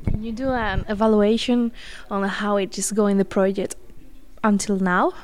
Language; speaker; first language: English; non-native, fluent; Spanish